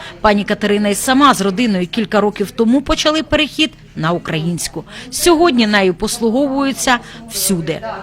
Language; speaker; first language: Ukrainian; native; Ukrainian